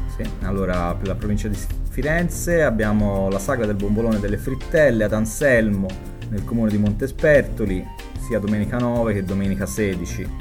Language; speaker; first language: Italian; native; Italian